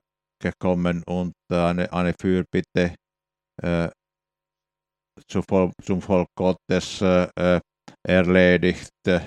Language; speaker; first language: German; non-native, fluent; Finnish